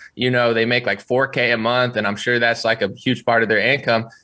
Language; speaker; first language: English; native; English